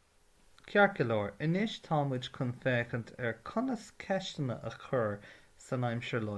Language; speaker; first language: Irish; non-native, local second language; English